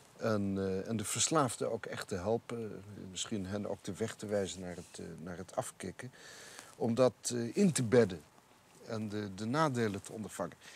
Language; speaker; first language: Dutch; native; Dutch